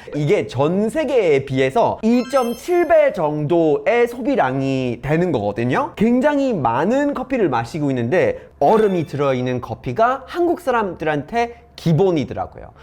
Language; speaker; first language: Korean; non-native, fluent; English